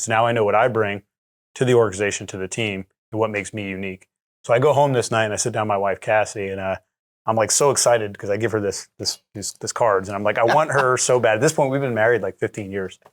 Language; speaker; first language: English; native; English